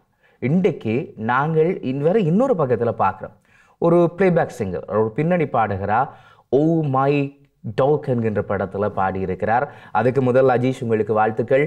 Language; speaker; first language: Tamil; native; Tamil